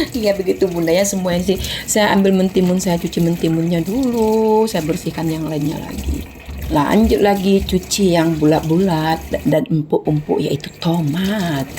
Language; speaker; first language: Indonesian; non-native, local second language; Minangkabau